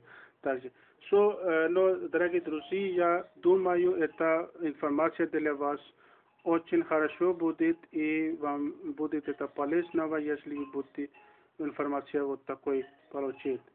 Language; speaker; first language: Russian; non-native, learner; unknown